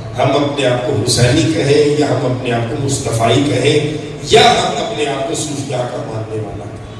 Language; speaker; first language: Urdu; non-native, local second language; Punjabi